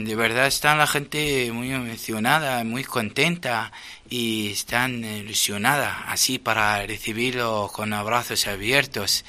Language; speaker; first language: Spanish; non-native, fluent; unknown